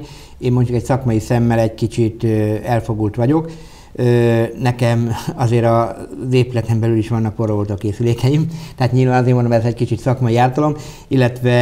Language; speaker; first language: Hungarian; native; Hungarian